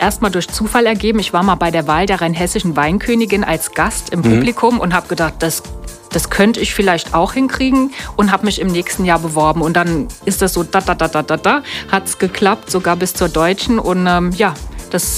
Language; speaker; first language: German; native; German